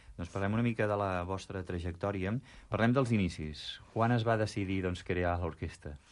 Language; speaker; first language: Catalan; native; Catalan